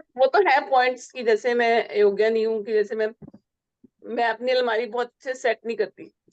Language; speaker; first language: Hindi; native; Hindi